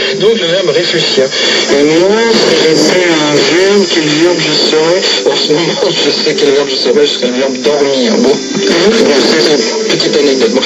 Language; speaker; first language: French; native; French